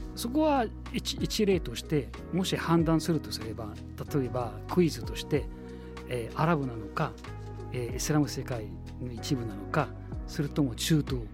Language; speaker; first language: Japanese; non-native, fluent; Arabic